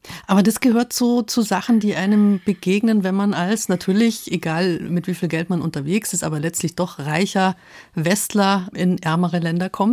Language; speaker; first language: German; native; German